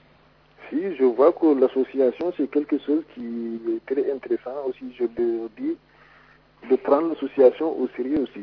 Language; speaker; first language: French; non-native, local second language; Wolof